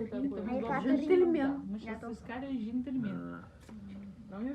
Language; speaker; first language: Russian; native; Russian